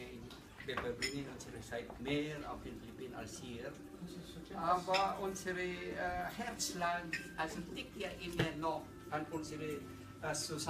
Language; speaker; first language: German; non-native, learner; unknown